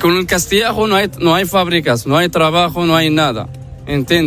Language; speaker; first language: Spanish; non-native, learner; Arabic